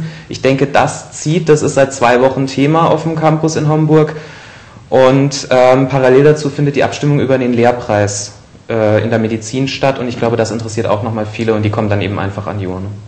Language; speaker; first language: German; native; German